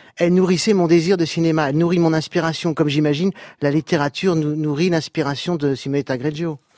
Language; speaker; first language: French; native; French